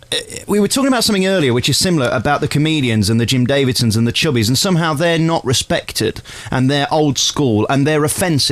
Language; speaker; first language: English; native; English